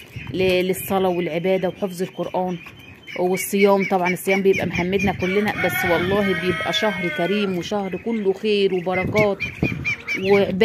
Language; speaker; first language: Arabic; native; Arabic